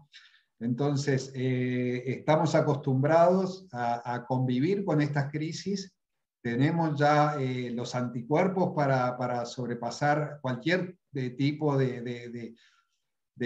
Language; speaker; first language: Spanish; native; Spanish